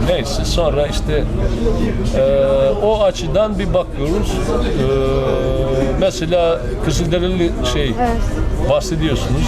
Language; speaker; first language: Turkish; non-native, fluent; Serbian